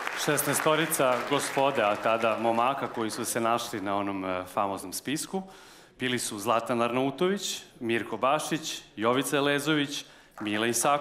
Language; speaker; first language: Serbian; native; Serbian